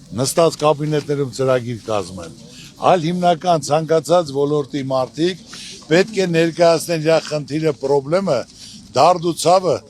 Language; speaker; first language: Armenian; native; Armenian